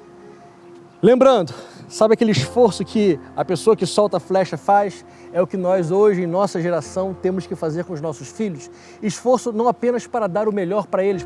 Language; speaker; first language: Portuguese; native; Portuguese